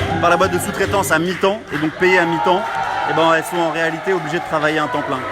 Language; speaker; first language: French; native; French